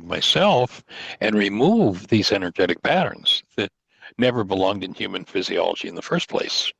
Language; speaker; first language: English; native; English